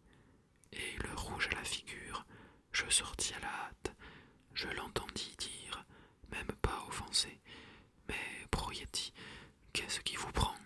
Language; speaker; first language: French; native; French